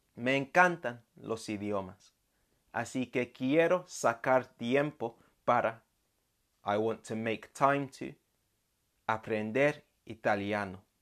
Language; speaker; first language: Spanish; non-native, fluent; English